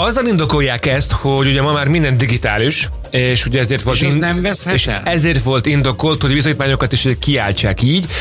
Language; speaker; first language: Hungarian; native; Hungarian